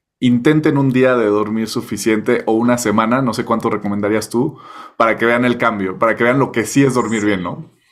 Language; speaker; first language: Spanish; native; Spanish